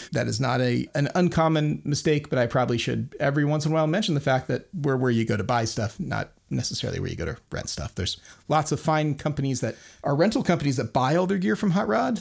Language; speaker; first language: English; native; English